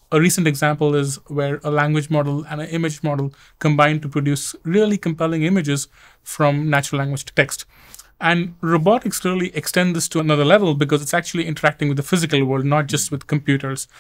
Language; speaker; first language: English; non-native, local second language; Hindi